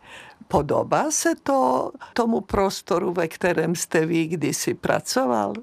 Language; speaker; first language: Czech; native; Czech